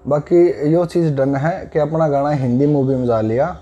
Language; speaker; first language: Hindi; native; Hindi